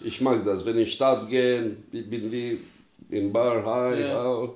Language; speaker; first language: German; non-native, learner; Albanian